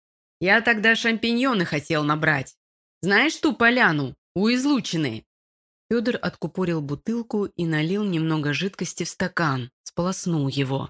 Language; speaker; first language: Russian; native; Russian